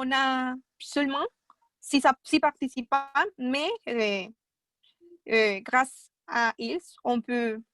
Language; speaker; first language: French; non-native, fluent; Spanish